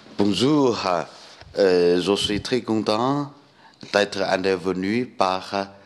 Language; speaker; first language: French; non-native, fluent; Chinese